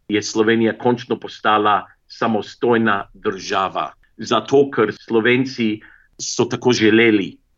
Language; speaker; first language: Slovenian; early bilingual, heritage; Slovenian